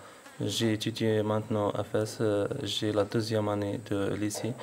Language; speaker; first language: French; non-native, local second language; Arabic